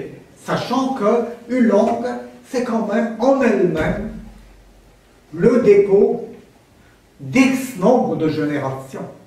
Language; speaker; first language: French; non-native, fluent; Armenian